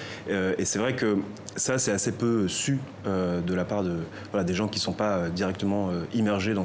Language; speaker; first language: French; native; French